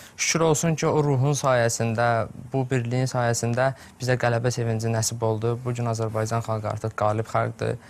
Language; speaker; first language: Azerbaijani; native; Azerbaijani